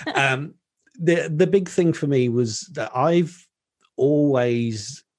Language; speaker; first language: English; native; English